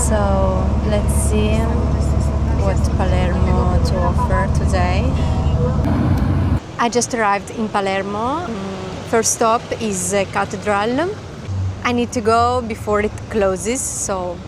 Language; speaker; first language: English; non-native, learner; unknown